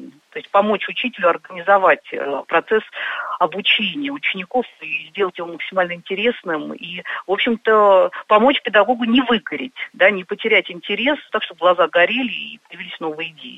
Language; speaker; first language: Russian; native; Russian